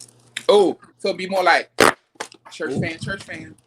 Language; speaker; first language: English; native; English